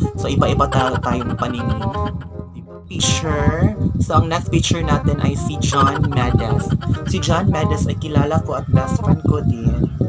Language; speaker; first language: Filipino; non-native, local second language; Cebuano